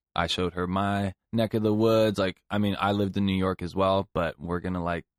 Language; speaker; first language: English; native; English